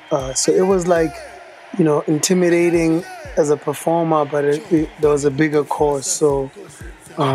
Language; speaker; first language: English; non-native, local second language; Tswana